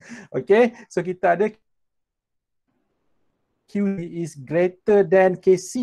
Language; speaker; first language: English; non-native, local second language; Malay